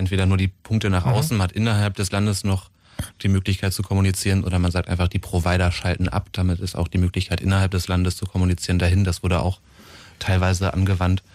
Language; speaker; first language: German; native; German